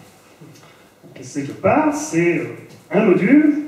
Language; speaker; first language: French; native; French